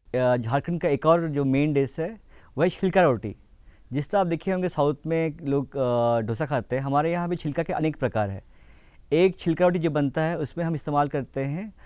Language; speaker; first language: Hindi; native; Hindi